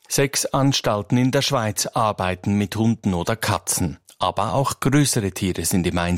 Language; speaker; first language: German; native; German